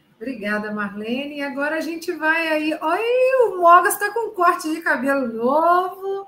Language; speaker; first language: Portuguese; native; Portuguese